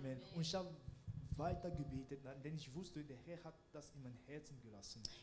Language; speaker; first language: German; non-native, learner; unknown